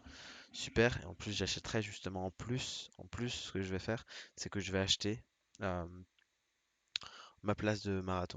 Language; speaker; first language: French; native; French